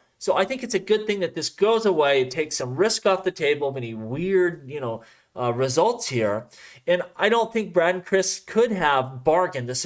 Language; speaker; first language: English; native; English